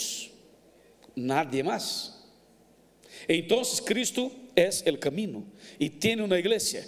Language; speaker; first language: Spanish; non-native, fluent; Portuguese